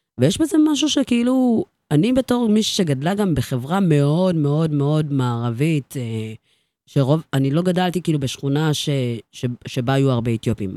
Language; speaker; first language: Hebrew; early bilingual, other home language; Amharic